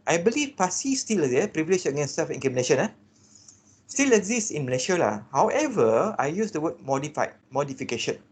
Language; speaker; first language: English; non-native, local second language; Malay